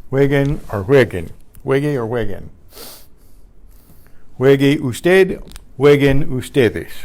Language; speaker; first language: Spanish; non-native, fluent; English